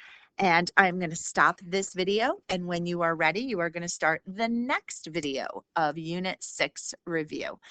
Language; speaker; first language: English; native; English